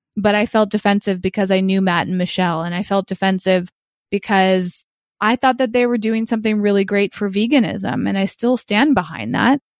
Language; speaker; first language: English; early bilingual, other home language; Ukrainian